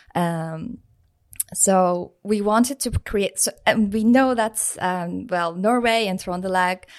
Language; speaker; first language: English; non-native, fluent; Persian